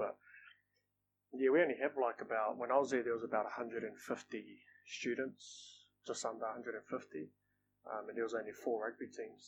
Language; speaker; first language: English; non-native, local second language; Māori